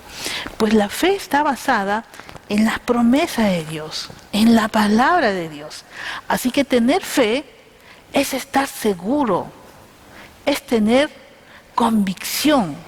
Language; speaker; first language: Spanish; native; Spanish